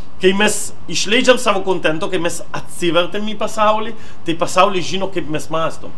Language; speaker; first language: Lithuanian; non-native, fluent; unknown